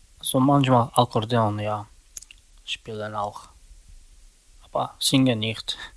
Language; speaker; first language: German; non-native, learner; Romany